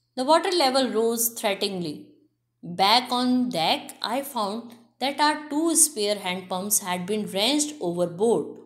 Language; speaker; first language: English; non-native, local second language; Hindi